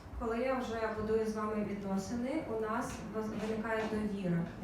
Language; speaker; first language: Ukrainian; native; Ukrainian